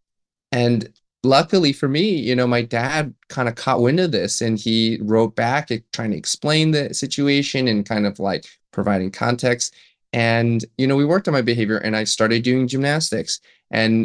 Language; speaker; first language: English; native; English